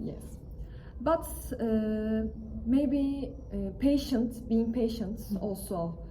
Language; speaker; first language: English; non-native, fluent; Turkish